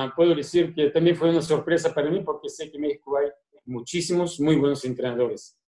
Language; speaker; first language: Spanish; non-native, fluent; Bulgarian